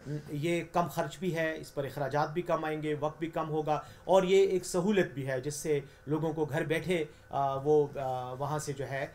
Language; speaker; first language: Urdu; non-native, local second language; Pashto